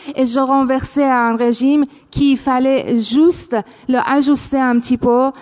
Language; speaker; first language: French; non-native, fluent; Persian